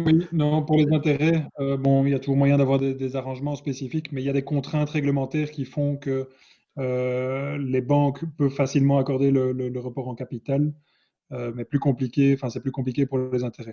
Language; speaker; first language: French; native; French